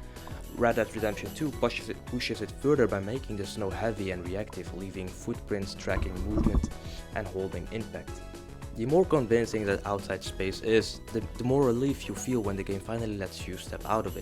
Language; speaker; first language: English; non-native, fluent; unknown